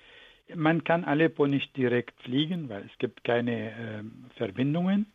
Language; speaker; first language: German; non-native, fluent; Arabic